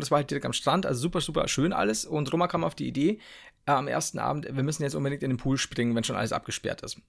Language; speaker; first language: German; native; German